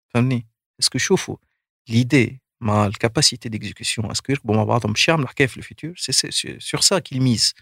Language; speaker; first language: French; non-native, local second language; Arabic